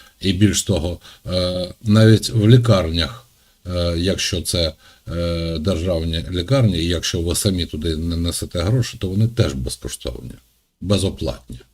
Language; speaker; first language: Ukrainian; non-native, local second language; Russian